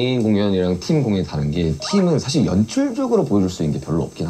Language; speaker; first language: Korean; native; Korean